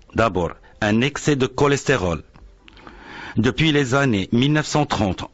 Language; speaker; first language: French; non-native, local second language; Arabic